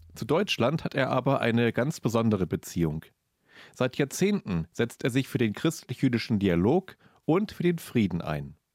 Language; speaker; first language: German; native; German